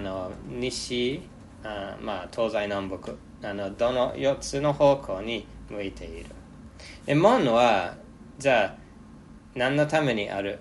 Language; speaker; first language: Japanese; non-native, fluent; English